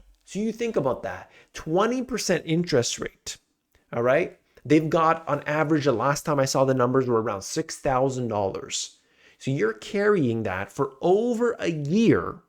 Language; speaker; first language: English; native; English